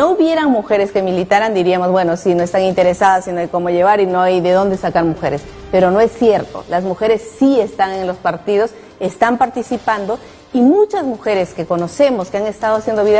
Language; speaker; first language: Spanish; native; Spanish